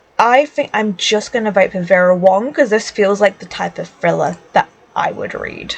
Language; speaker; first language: English; native; English